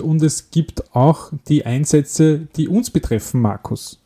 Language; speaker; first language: German; native; German